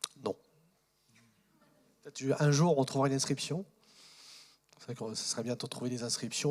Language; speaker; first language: French; native; French